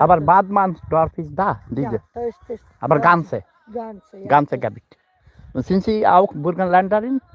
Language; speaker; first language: German; non-native, learner; Bangla